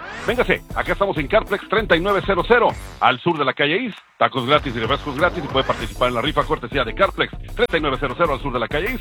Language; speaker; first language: Spanish; native; Spanish